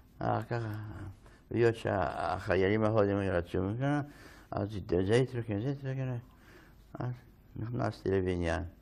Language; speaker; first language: Hebrew; non-native, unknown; Yiddish